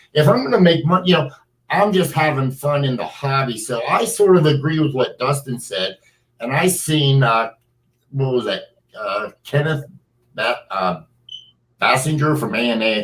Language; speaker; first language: English; native; English